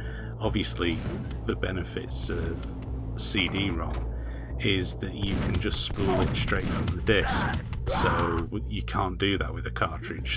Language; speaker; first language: English; native; English